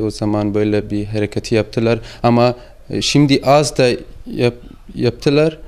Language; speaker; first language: Turkish; non-native, fluent; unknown